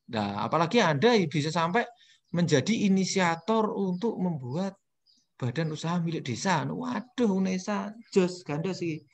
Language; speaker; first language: Indonesian; non-native, local second language; Javanese